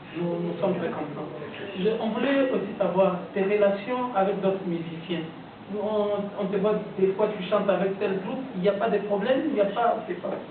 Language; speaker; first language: French; non-native, local second language; Swahili